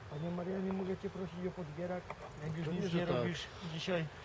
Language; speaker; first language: Polish; native; Polish